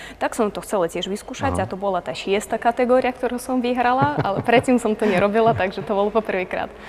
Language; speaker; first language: Slovak; non-native, fluent; Russian